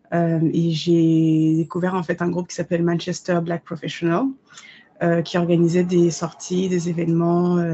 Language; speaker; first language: French; native; French